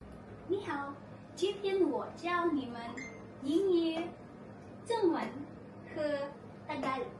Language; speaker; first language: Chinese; non-native, fluent; Filipino